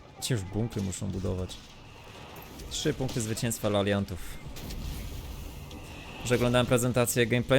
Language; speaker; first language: Polish; native; Polish